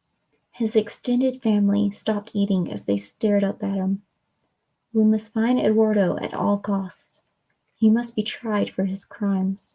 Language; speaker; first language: English; native; English